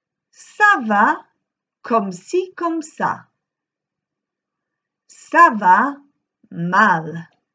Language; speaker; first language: French; non-native, fluent; English